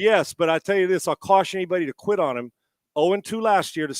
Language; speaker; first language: English; native; English